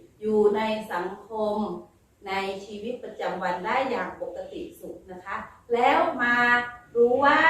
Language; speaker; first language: Thai; native; Thai